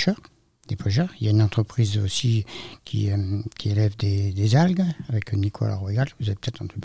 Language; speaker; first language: French; native; French